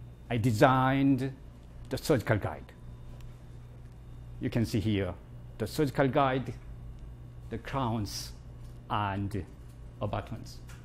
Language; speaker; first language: English; non-native, fluent; Korean